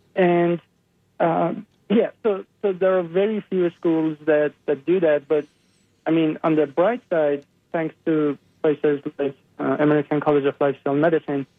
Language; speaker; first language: English; non-native, fluent; Persian